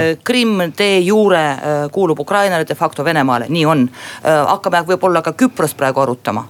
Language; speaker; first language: Estonian; non-native, local second language; Russian